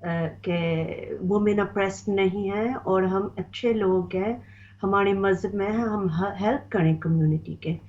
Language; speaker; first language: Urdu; early bilingual, heritage; Urdu